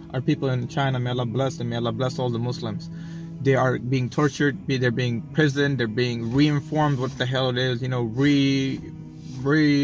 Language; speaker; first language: English; native; English